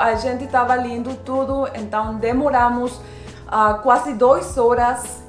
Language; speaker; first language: Portuguese; non-native, fluent; Spanish